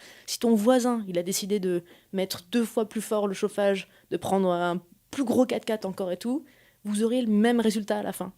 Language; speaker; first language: French; native; French